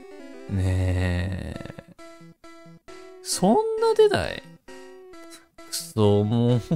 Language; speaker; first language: Japanese; native; Japanese